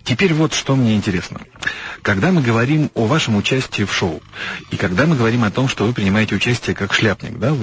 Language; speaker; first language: Russian; native; Russian